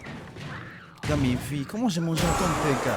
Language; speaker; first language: French; native; French